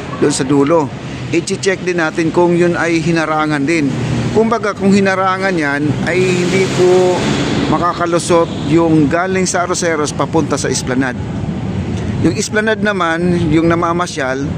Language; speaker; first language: Filipino; native; Filipino